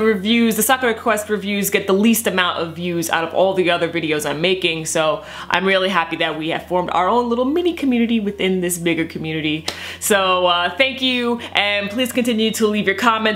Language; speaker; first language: English; native; English